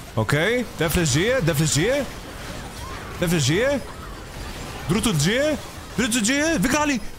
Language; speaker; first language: Polish; non-native, learner; Swedish